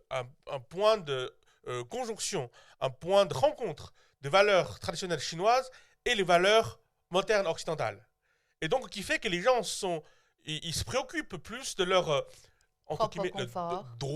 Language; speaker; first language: French; non-native, fluent; Chinese